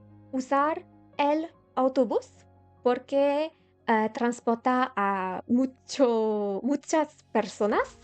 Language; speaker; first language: Spanish; non-native, learner; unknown